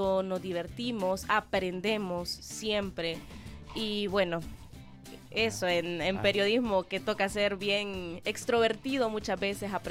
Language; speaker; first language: Spanish; native; Spanish